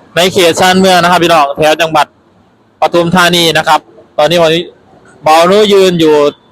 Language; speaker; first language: Thai; native; Thai